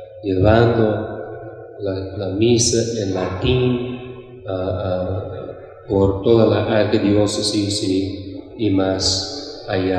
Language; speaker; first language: Spanish; non-native, fluent; English